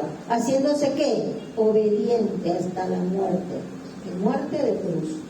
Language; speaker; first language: Spanish; native; Spanish